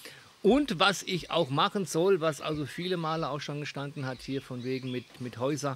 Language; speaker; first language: German; native; German